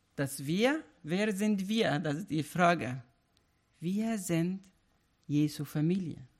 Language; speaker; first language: German; non-native, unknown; Arabic